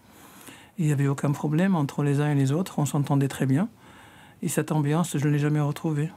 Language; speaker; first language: French; non-native, fluent; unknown